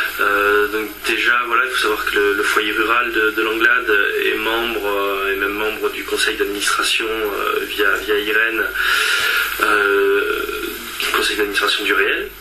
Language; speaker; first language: French; native; French